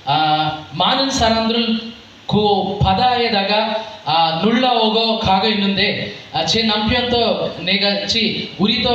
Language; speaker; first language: Korean; non-native, learner; Telugu